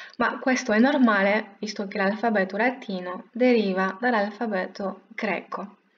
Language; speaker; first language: Italian; non-native, fluent; French